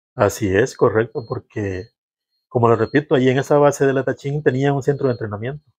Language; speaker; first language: Spanish; native; Spanish